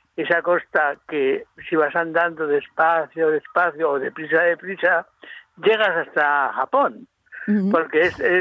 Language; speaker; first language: Spanish; native; Spanish